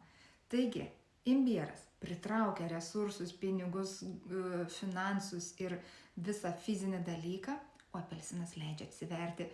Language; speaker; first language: Lithuanian; native; Lithuanian